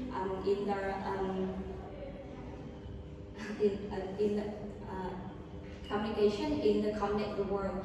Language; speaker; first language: English; non-native, learner; Vietnamese